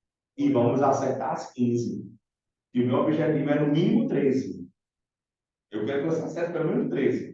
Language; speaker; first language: Portuguese; native; Portuguese